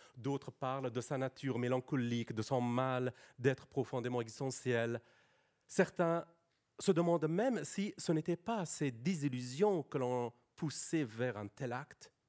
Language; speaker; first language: French; non-native, fluent; Persian